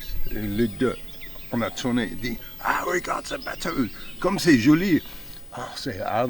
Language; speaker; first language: French; non-native, fluent; English